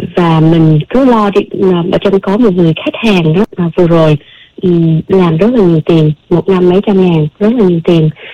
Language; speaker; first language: Vietnamese; early bilingual, other home language; English